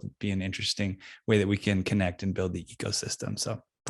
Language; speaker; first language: English; native; English